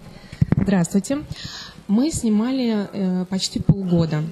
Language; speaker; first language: Russian; native; Russian